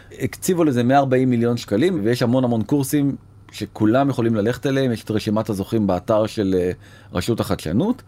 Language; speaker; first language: Hebrew; native; Hebrew